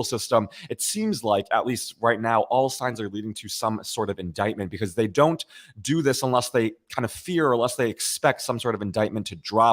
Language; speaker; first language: English; native; English